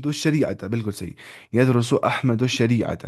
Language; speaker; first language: Arabic; non-native, fluent; Urdu